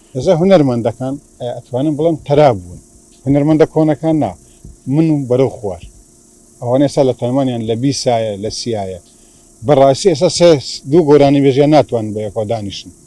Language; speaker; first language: Central Kurdish; non-native, local second language; Gurani